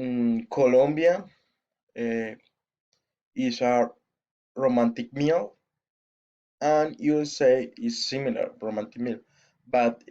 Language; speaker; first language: English; non-native, learner; Spanish